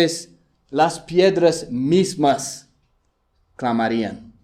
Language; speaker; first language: Spanish; non-native, fluent; English